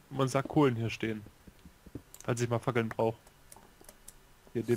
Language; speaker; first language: German; native; German